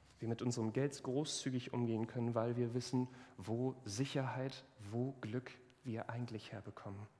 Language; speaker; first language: German; native; German